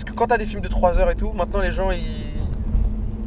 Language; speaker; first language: French; native; French